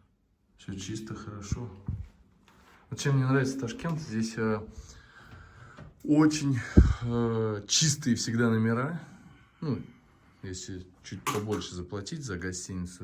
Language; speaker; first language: Russian; native; Russian